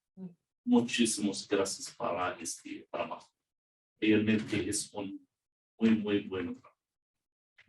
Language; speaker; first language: Spanish; non-native, fluent; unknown